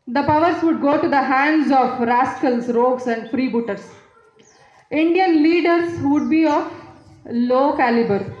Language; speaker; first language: English; non-native, local second language; Kannada